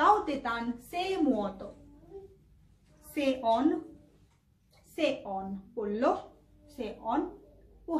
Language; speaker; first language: Finnish; non-native, learner; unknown